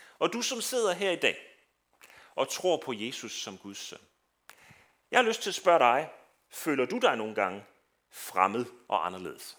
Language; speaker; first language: Danish; native; Danish